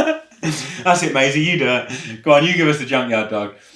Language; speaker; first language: English; native; English